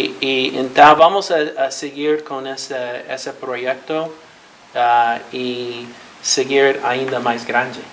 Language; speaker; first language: Portuguese; non-native, learner; Spanish